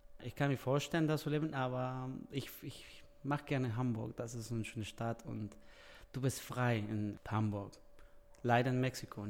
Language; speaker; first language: German; non-native, fluent; Spanish